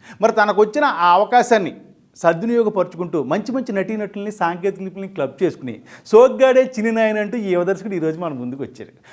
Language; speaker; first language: Telugu; native; Telugu